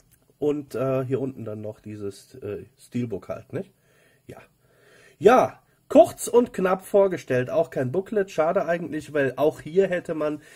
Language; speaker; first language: German; native; German